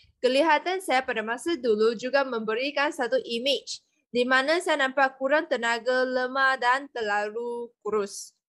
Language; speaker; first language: Malay; non-native, local second language; Chinese